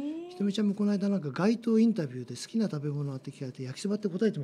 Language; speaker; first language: Japanese; native; Japanese